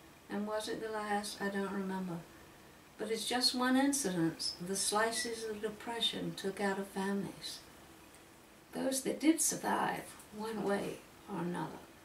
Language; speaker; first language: English; native; English